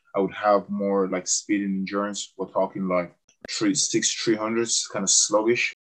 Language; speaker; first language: English; native; English